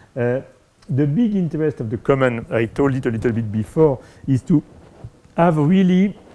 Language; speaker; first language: English; non-native, fluent; French